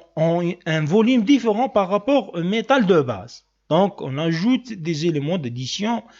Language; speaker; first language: French; non-native, local second language; Arabic